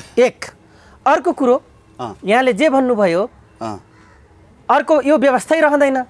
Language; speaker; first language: Nepali; non-native, local second language; Dangaura Tharu